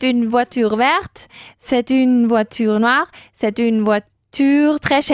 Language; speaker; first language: French; non-native, learner; Spanish